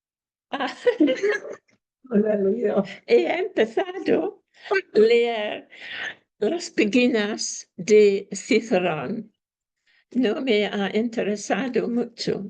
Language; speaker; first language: Spanish; non-native, learner; English